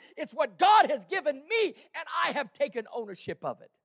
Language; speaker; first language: English; native; English